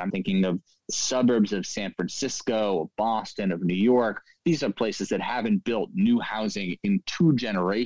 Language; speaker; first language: English; native; English